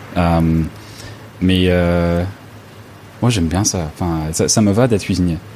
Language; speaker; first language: French; non-native, fluent; English